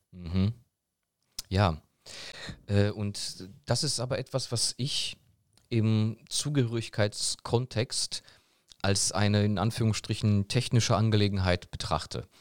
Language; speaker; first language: German; early bilingual, other home language; Polish